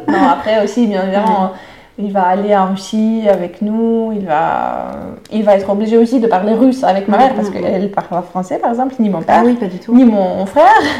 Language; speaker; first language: French; non-native, fluent; Russian